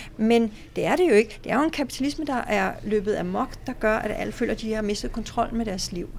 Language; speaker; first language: Danish; native; Danish